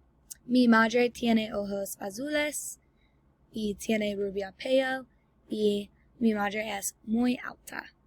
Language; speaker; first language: Spanish; non-native, learner; English